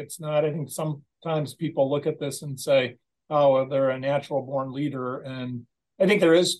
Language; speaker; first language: English; native; English